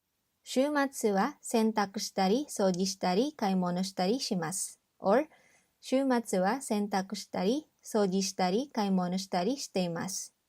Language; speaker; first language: Japanese; non-native, fluent; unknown